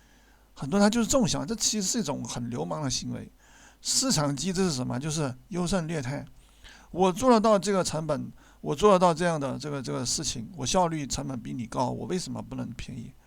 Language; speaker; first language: Chinese; native; Chinese